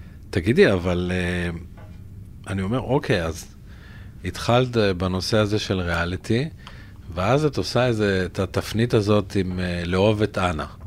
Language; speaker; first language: Hebrew; native; Hebrew